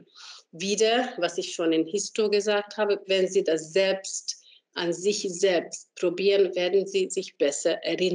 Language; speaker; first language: German; non-native, fluent; Hungarian